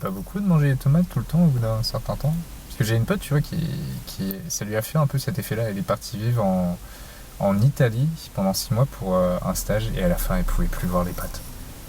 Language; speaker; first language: French; native; French